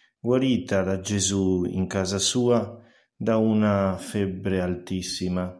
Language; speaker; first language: Italian; native; Italian